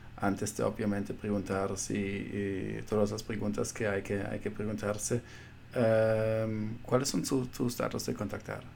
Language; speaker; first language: Spanish; non-native, fluent; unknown